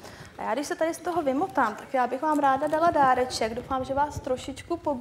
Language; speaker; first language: Czech; native; Czech